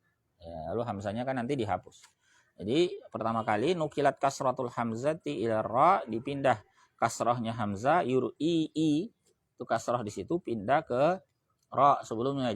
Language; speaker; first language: Indonesian; native; Indonesian